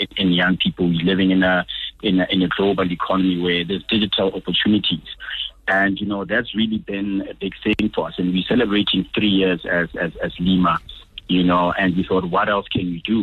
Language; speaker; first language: English; non-native, local second language; Tswana